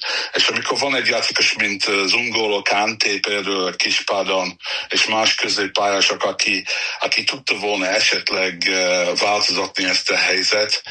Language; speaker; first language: Hungarian; non-native, learner; English